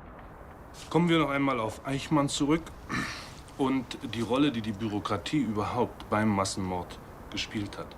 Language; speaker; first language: German; native; German